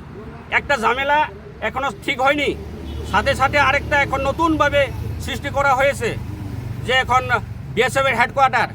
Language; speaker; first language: Bangla; non-native, local second language; Kok Borok